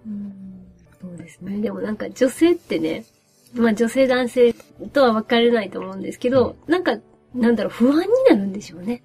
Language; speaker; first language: Japanese; native; Japanese